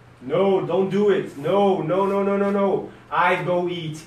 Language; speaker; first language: English; non-native, fluent; Portuguese